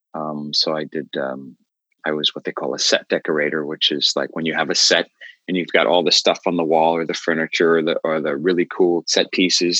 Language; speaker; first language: English; native; English